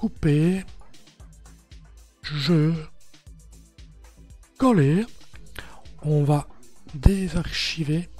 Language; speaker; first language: French; native; French